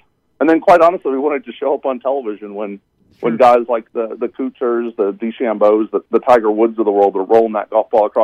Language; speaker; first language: English; native; English